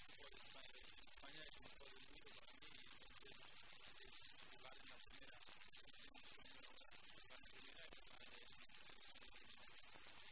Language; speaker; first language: Spanish; non-native, fluent; Portuguese